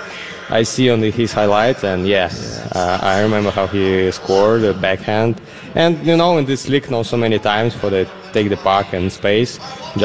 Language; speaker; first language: English; non-native, learner; Russian